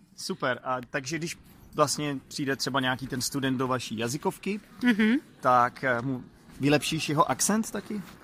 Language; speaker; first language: Czech; native; Czech